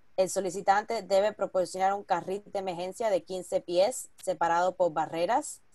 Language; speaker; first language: Spanish; early bilingual, heritage; Spanish